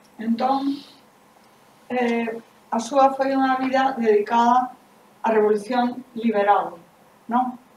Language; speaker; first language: Galician; non-native, local second language; Spanish